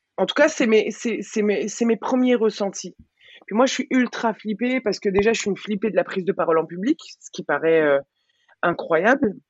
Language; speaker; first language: French; early bilingual, other home language; Arabic